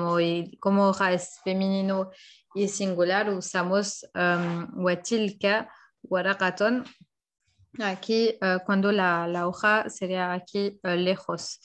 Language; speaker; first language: Spanish; non-native, fluent; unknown